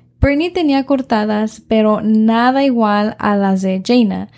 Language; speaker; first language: Spanish; early bilingual, heritage; Spanish